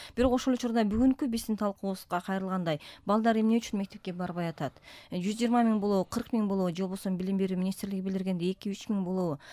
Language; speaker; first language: Kyrgyz; native; Kyrgyz